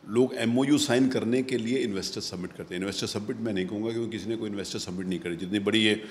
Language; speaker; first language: Hindi; native; Hindi